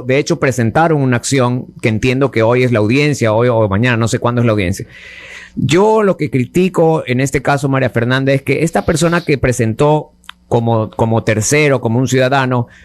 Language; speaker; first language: Spanish; native; Spanish